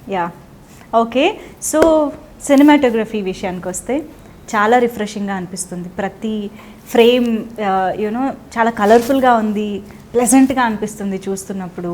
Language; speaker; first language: Telugu; native; Telugu